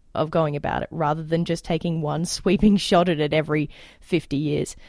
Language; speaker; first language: English; native; English